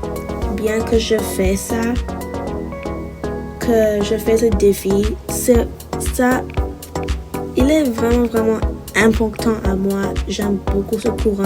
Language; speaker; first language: French; non-native, learner; English